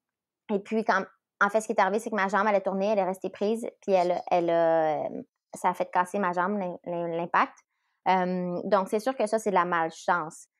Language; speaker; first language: French; native; French